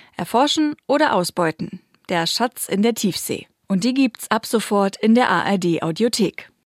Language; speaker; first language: German; native; German